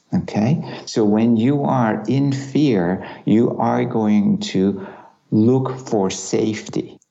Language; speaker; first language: English; non-native, fluent; Turkish